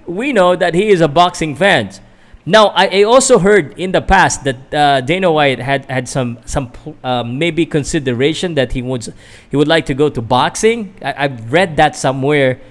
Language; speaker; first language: English; non-native, local second language; Filipino